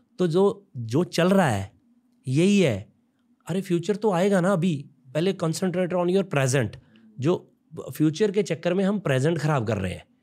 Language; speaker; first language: Hindi; non-native, local second language; Punjabi